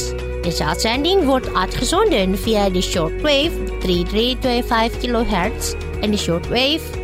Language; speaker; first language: Dutch; non-native, fluent; Indonesian